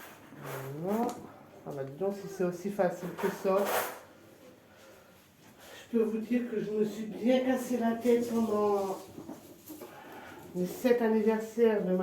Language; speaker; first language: French; native; French